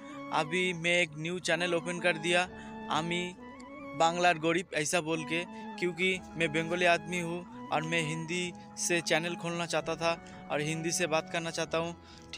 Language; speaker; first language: Hindi; non-native, local second language; Bangla